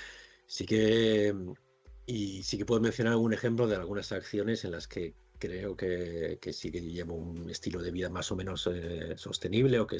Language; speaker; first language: Spanish; native; Spanish